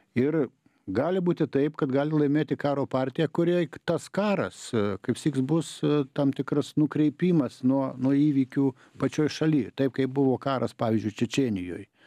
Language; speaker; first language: Lithuanian; native; Lithuanian